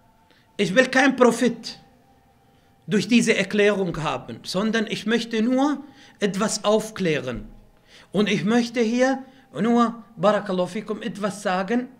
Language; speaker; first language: German; non-native, fluent; Arabic